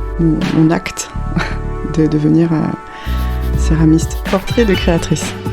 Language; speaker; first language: French; native; French